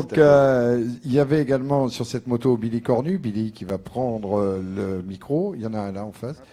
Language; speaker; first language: French; native; French